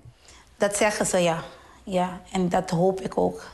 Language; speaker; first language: Dutch; non-native, fluent; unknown